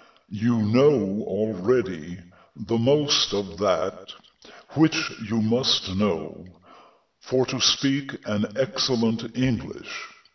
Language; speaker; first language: English; native; English